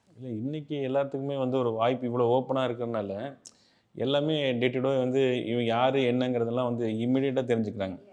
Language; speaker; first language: Tamil; native; Tamil